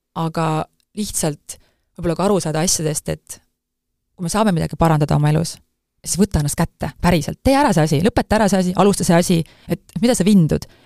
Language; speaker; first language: Estonian; native; Estonian